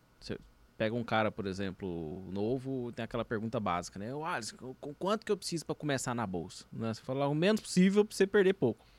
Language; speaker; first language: Portuguese; native; Portuguese